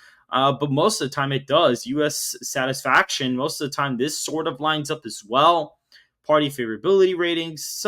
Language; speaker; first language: English; native; English